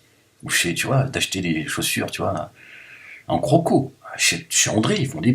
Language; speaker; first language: French; native; French